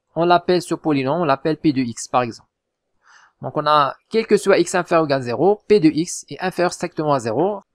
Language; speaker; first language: French; non-native, local second language; Arabic